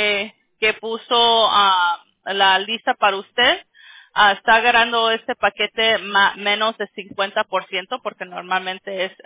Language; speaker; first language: Spanish; early bilingual, other home language; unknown